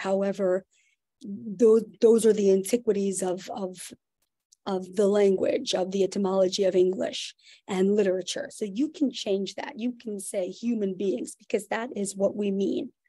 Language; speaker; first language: English; native; English